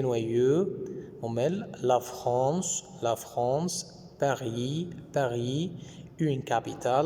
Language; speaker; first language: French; non-native, fluent; Arabic